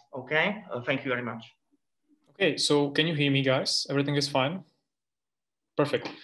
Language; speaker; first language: English; non-native, fluent; Czech